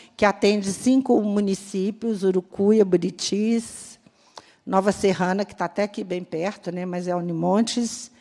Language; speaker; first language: Portuguese; native; Portuguese